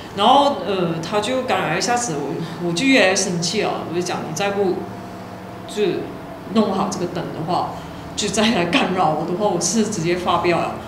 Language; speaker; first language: Chinese; native; Chinese